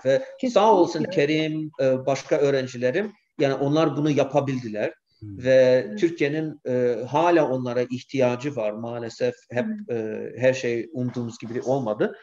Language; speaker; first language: Turkish; non-native, fluent; English